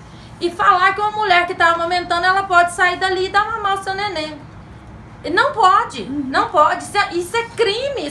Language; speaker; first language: Portuguese; native; Portuguese